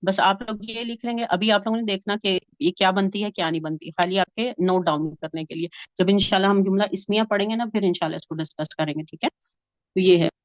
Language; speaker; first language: Urdu; native; Urdu